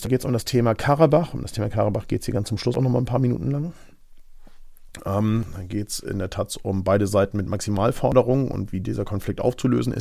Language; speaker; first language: German; native; German